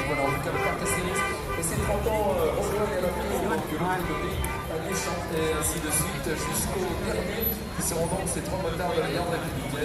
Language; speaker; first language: French; native; French